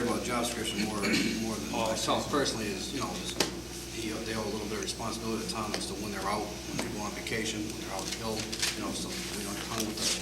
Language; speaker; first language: English; native; English